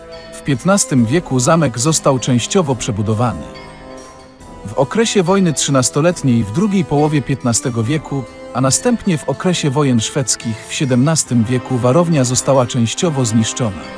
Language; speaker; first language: Polish; native; Polish